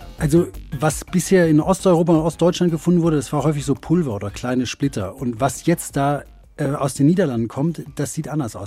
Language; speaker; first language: German; native; German